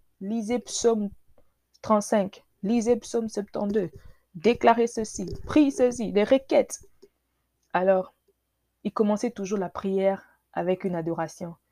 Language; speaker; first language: French; non-native, local second language; Lingala